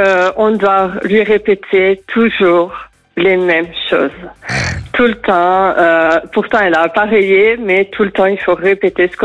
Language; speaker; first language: French; native; French